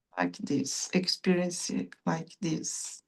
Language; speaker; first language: English; non-native, learner; Portuguese